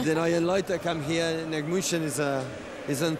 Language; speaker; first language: German; non-native, learner; Spanish